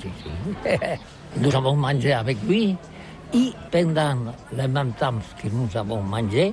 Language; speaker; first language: French; non-native, learner; Catalan